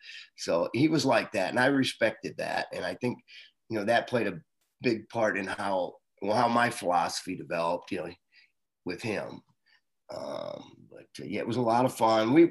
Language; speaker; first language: English; native; English